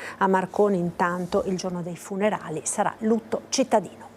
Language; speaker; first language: Italian; native; Italian